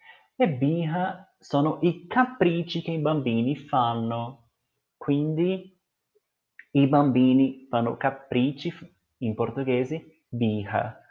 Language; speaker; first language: Italian; non-native, learner; Portuguese